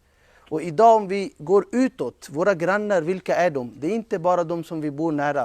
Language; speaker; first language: Swedish; non-native, fluent; Urdu